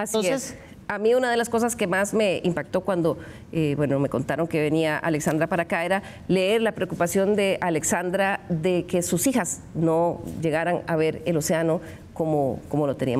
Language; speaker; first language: Spanish; native; Spanish